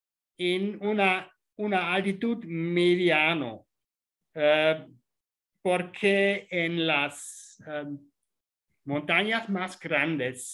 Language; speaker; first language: Spanish; non-native, fluent; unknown